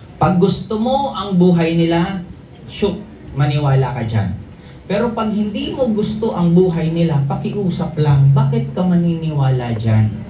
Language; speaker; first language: Filipino; non-native, local second language; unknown